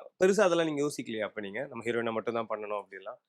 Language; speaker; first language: Tamil; native; Tamil